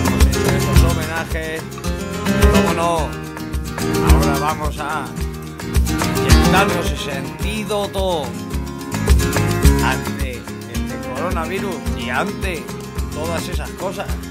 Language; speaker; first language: Spanish; native; Spanish